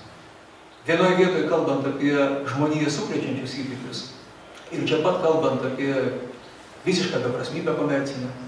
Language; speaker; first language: Lithuanian; native; Lithuanian